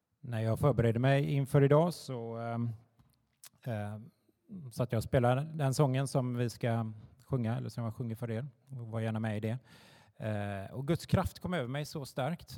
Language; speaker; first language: Swedish; native; Swedish